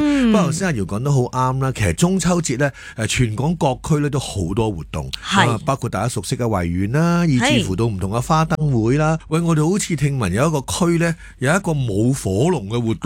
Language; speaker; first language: Cantonese; native; Cantonese